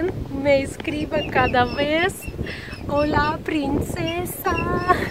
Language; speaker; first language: Spanish; non-native, learner; Russian